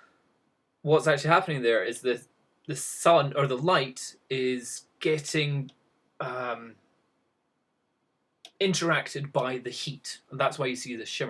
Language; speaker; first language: English; native; English